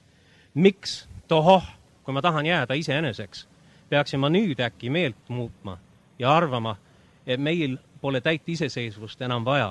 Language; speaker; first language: Estonian; early bilingual, heritage; Estonian